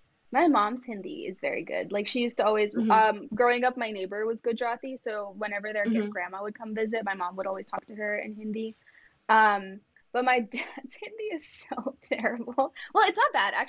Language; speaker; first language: English; early bilingual, other home language; Kannada